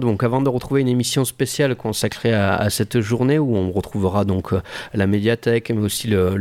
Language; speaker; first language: French; native; French